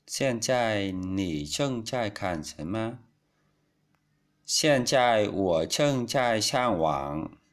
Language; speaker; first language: Chinese; non-native, learner; Vietnamese